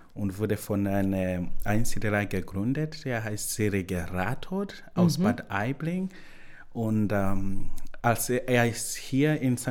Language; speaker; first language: German; non-native, learner; Swahili